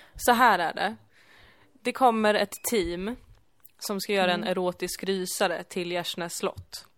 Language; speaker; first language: Swedish; early bilingual, other home language; Kurdish